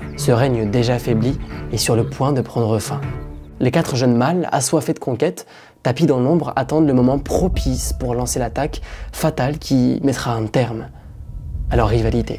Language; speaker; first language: French; native; French